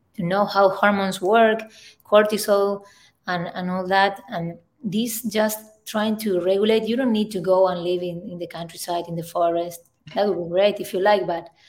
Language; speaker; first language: English; non-native, fluent; Spanish